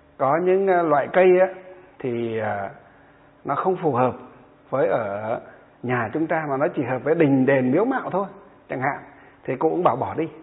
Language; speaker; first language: Vietnamese; native; Vietnamese